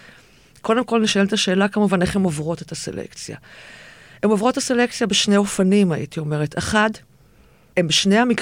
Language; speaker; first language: Hebrew; native; Hebrew